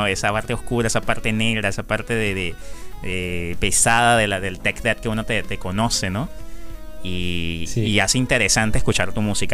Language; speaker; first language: Spanish; native; Spanish